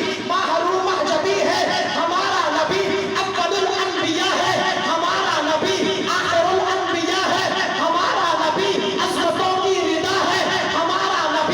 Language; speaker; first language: Urdu; native; Urdu